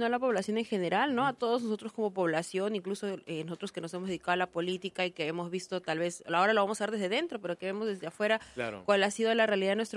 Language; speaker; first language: Spanish; native; Spanish